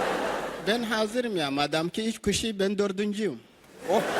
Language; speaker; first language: Turkish; non-native, learner; Arabic